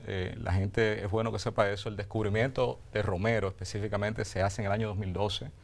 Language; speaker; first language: Spanish; native; Spanish